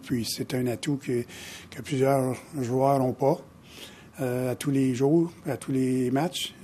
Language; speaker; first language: French; native; French